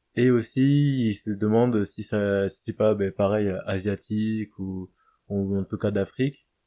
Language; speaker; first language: French; native; French